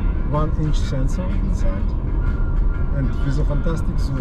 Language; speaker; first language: English; non-native, learner; German